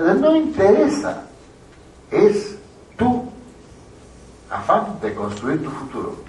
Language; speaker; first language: Spanish; native; Spanish